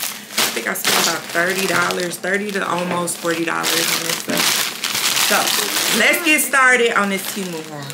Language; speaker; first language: English; native; English